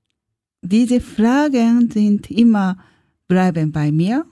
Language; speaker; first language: German; non-native, learner; Japanese